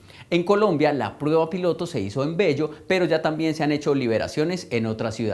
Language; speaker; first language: Spanish; native; Spanish